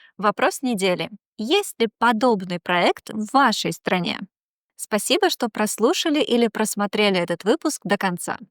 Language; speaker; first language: Russian; native; Russian